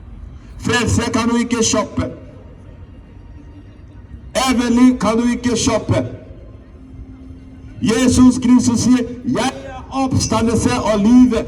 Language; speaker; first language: Norwegian; non-native, fluent; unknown